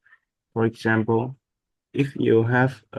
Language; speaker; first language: English; non-native, learner; Vietnamese